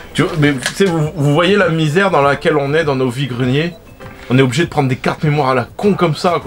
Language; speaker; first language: French; native; French